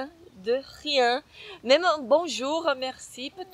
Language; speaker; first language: French; non-native, fluent; Portuguese